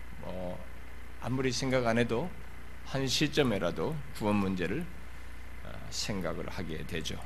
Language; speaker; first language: Korean; native; Korean